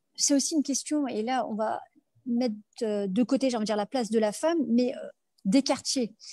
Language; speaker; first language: French; native; French